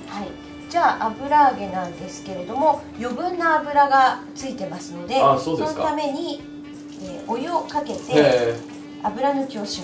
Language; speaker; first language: Japanese; native; Japanese